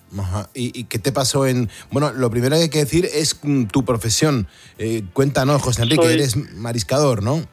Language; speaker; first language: Spanish; native; Spanish